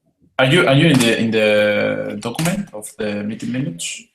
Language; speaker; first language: English; non-native, fluent; Spanish